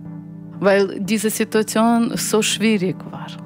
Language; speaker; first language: German; non-native, learner; Ukrainian